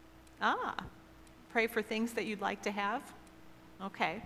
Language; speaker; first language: English; native; English